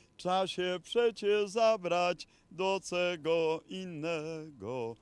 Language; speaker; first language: Polish; native; Polish